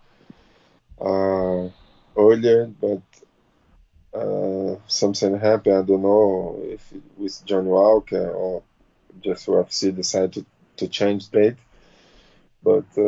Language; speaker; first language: English; non-native, learner; Portuguese